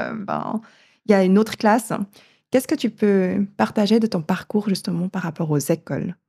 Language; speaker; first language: French; native; French